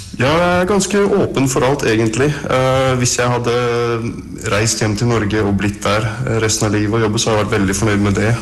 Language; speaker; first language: Norwegian; early bilingual, other home language; Russian